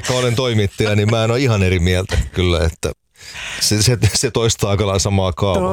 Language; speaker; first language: Finnish; native; Finnish